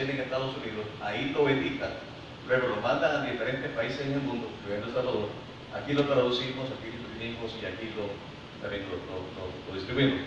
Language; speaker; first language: Spanish; native; Spanish